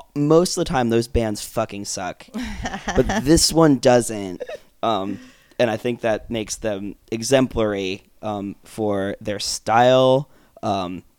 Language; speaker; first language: English; native; English